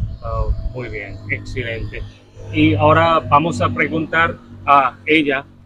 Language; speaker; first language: Spanish; non-native, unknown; Hindi